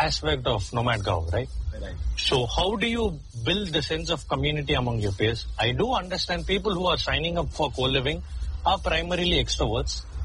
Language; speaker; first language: English; non-native, local second language; Tamil